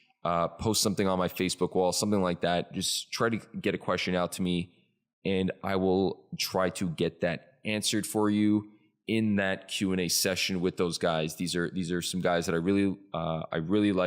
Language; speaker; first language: English; native; English